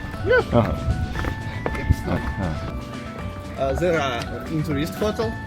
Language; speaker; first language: English; non-native, learner; Russian